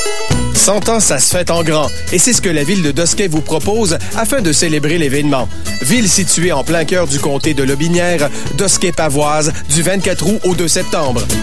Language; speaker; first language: French; native; French